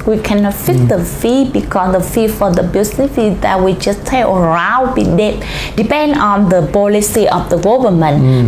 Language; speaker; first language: English; non-native, learner; Vietnamese